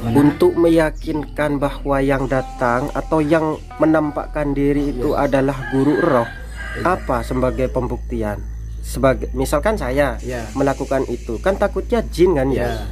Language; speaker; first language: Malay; non-native, local second language; Javanese